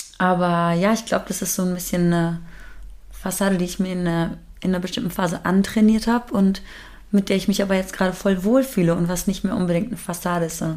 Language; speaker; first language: German; early bilingual, other home language; Persian